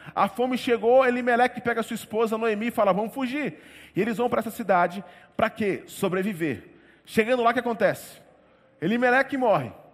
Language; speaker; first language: Portuguese; native; Portuguese